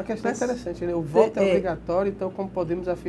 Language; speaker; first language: Portuguese; native; Portuguese